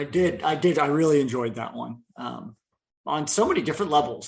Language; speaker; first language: English; native; English